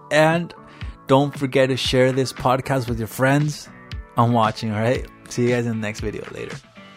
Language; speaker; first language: English; early bilingual, other home language; Spanish